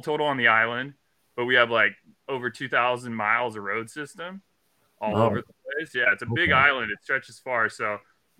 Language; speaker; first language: English; native; English